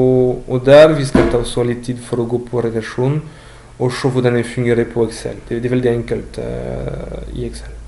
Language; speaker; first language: Norwegian; non-native, learner; French